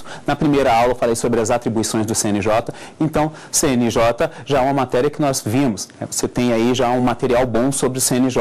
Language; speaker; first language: Portuguese; native; Portuguese